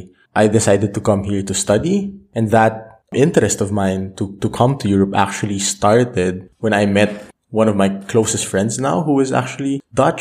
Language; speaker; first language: English; non-native, local second language; Filipino